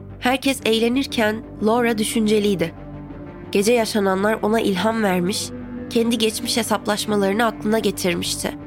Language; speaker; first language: Turkish; native; Turkish